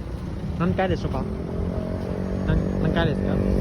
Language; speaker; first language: Japanese; non-native, learner; Hmong